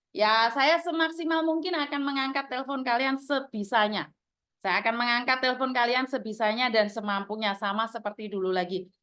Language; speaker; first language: Indonesian; non-native, local second language; Javanese